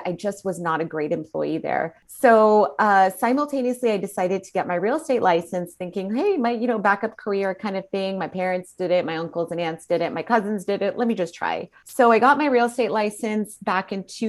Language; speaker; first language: English; native; English